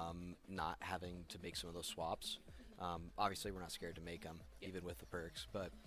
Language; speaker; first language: English; native; English